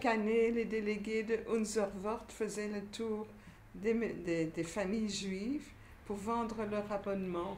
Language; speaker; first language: French; native; French